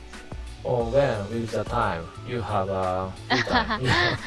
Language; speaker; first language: English; non-native, learner; Japanese